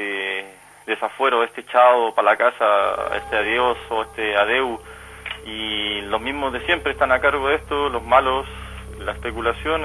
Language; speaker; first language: Spanish; native; Spanish